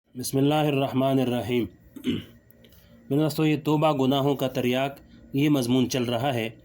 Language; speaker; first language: Urdu; native; Urdu